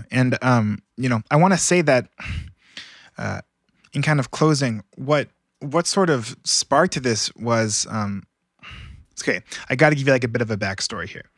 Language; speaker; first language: English; native; English